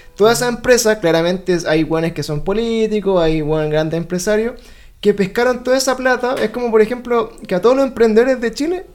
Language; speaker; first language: Spanish; native; Spanish